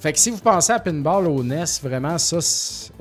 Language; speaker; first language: French; native; French